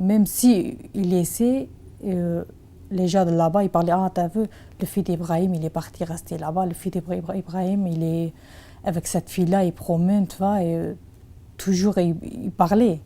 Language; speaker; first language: French; non-native, learner; Turkish